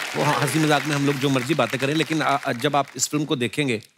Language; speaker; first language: Hindi; native; Hindi